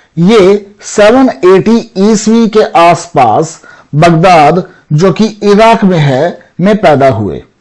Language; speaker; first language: Hindi; native; Hindi